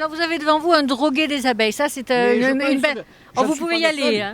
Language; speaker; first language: French; native; French